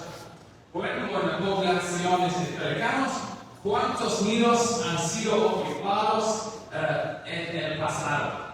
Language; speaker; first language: Spanish; non-native, learner; English